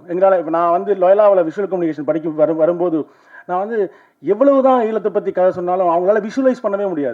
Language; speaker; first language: Tamil; native; Tamil